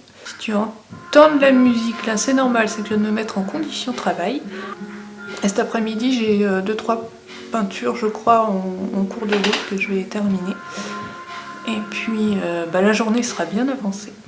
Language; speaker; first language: French; native; French